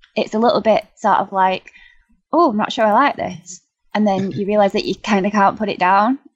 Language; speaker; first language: English; native; English